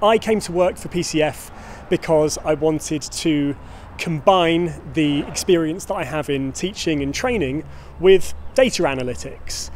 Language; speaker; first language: English; early bilingual, heritage; English